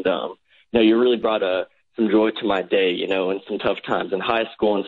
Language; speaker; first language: English; native; English